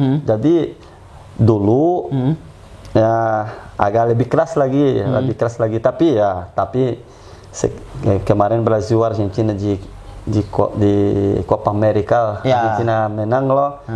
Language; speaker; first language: Indonesian; non-native, fluent; Portuguese